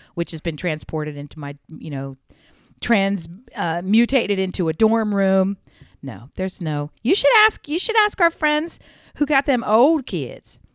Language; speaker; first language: English; native; English